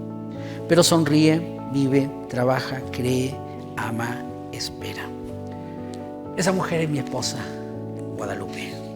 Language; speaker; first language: Spanish; native; Spanish